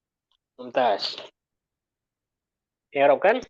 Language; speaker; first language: Arabic; non-native, fluent; Indonesian